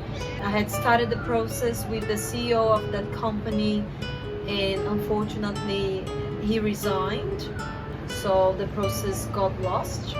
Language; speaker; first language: English; non-native, fluent; Portuguese